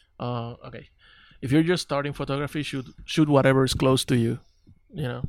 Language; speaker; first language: English; non-native, local second language; Spanish